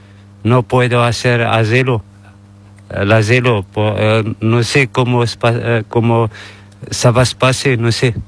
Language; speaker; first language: Spanish; non-native, learner; Arabic